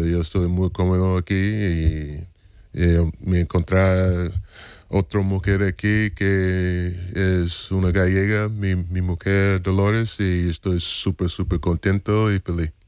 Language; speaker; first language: Spanish; non-native, fluent; English